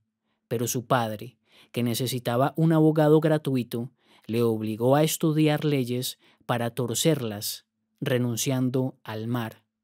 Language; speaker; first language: Spanish; native; Spanish